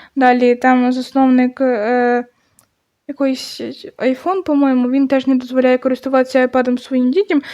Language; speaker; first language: Ukrainian; non-native, local second language; Russian